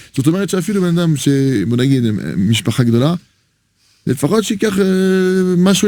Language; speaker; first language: Hebrew; non-native, fluent; French